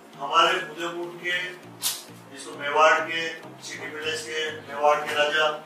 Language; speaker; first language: Hindi; non-native, local second language; Marwari